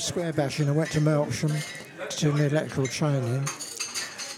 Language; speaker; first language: English; native; English